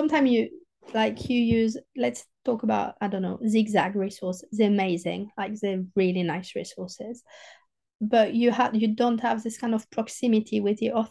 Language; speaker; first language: English; non-native, fluent; French